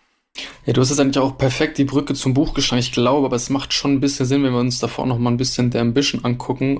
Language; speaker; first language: German; native; German